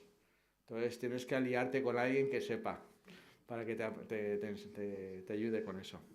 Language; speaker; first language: Spanish; native; Spanish